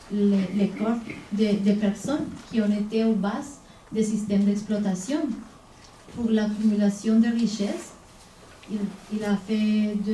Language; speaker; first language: French; non-native, fluent; Spanish